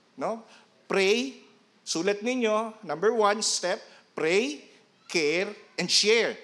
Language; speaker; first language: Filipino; non-native, local second language; Bikol